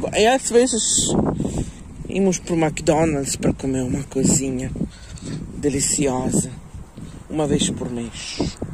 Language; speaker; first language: Portuguese; non-native, fluent; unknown